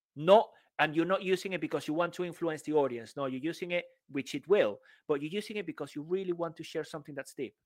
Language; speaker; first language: English; non-native, fluent; Spanish